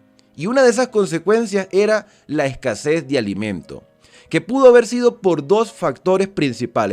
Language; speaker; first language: Spanish; native; Spanish